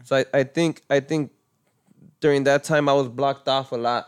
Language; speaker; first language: English; early bilingual, other home language; Spanish